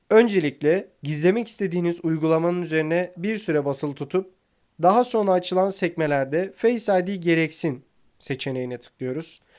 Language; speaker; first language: Turkish; native; Turkish